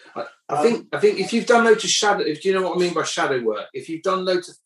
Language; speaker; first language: English; native; English